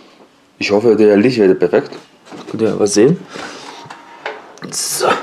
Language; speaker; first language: German; non-native, learner; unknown